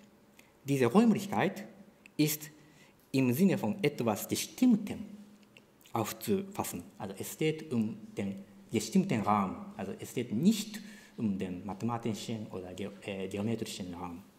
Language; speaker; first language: German; non-native, fluent; Japanese